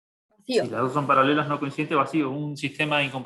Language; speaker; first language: Spanish; native; Spanish